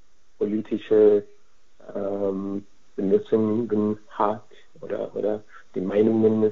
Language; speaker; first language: German; non-native, fluent; Hungarian